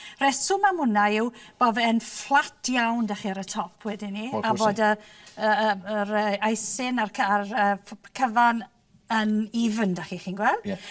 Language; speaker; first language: Welsh; native; Welsh